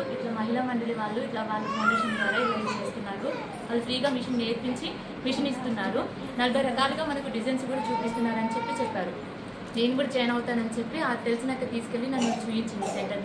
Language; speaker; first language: Telugu; native; Telugu